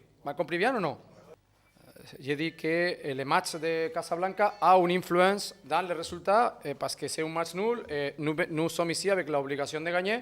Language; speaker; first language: French; non-native, fluent; Spanish